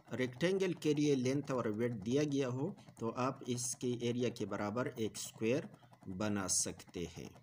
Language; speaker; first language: Urdu; non-native, local second language; Pashto